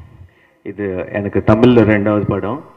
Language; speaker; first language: Tamil; non-native, learner; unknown